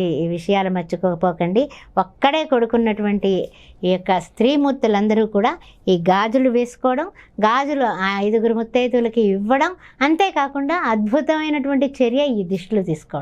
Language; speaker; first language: Telugu; native; Telugu